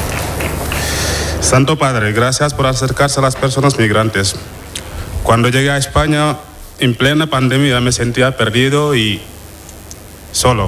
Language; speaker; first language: Spanish; non-native, fluent; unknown